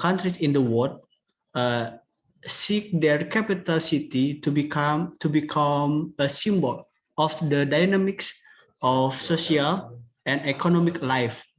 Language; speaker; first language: English; non-native, learner; Indonesian